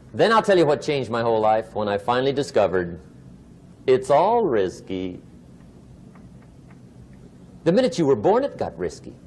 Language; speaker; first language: English; native; English